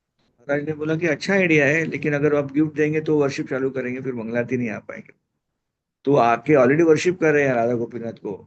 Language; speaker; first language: Hindi; non-native, local second language; Marathi